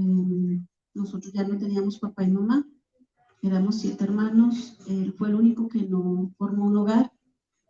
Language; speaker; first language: Spanish; native; Spanish